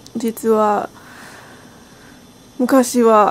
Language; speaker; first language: Japanese; non-native, learner; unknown